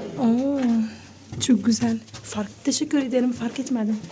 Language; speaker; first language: Turkish; non-native, learner; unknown